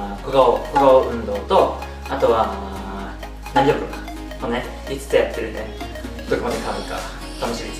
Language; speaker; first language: Japanese; native; Japanese